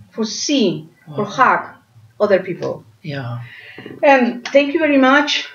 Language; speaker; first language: English; non-native, learner; Spanish